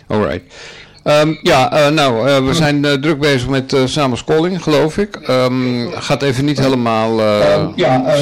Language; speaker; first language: Dutch; native; Dutch